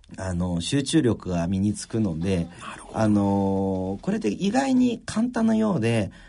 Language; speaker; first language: Japanese; early bilingual, other home language; Chinese